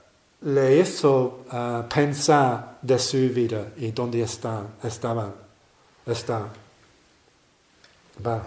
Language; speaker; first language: Spanish; non-native, learner; English